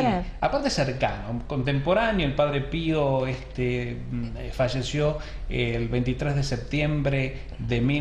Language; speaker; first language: Spanish; native; Spanish